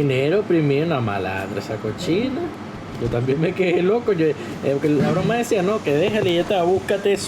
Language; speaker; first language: Spanish; native; Spanish